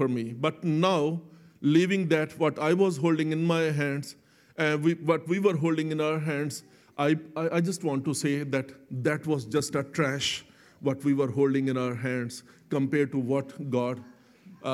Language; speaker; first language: English; non-native, local second language; Urdu